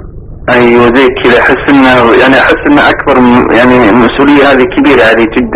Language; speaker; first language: Arabic; native; Arabic